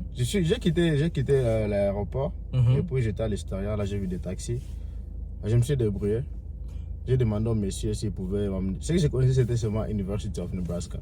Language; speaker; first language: French; non-native, local second language; Swahili